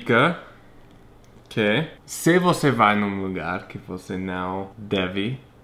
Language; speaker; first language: Portuguese; non-native, fluent; English